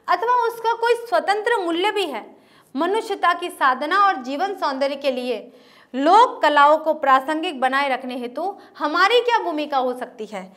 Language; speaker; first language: Hindi; native; Hindi